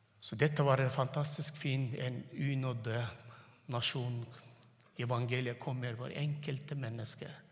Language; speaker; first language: Norwegian; non-native, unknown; Turkmen